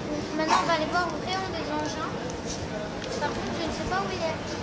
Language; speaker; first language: French; native; French